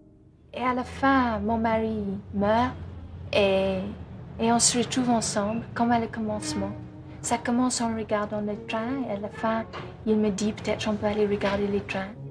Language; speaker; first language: French; non-native, fluent; English